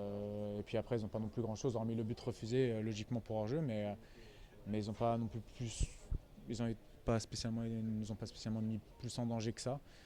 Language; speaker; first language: French; native; French